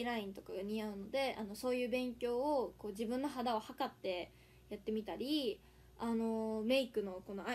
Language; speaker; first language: Japanese; native; Japanese